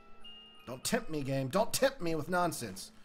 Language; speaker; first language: English; native; English